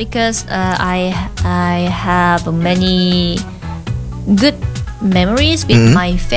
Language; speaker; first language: English; non-native, learner; Indonesian